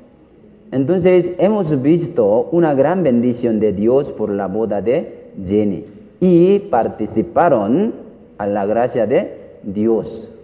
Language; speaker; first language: Spanish; non-native, learner; Korean